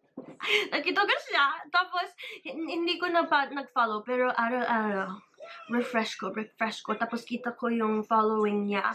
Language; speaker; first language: Filipino; early bilingual, heritage; English